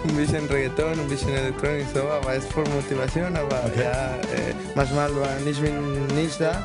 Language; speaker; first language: German; non-native, learner; Spanish